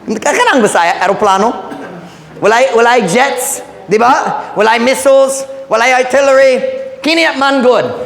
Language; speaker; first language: Cebuano; non-native, fluent; English